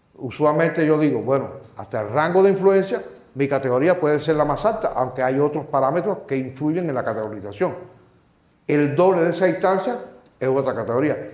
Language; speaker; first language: Spanish; native; Spanish